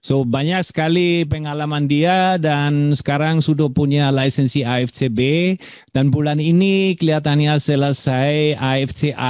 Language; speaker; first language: Indonesian; non-native, fluent; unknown